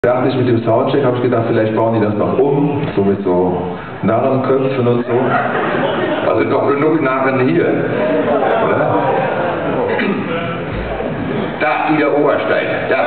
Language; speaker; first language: German; native; German